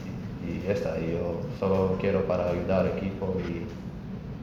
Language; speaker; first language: Spanish; non-native, learner; Croatian